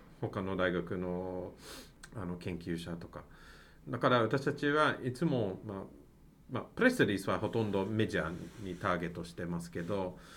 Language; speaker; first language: Japanese; non-native, fluent; English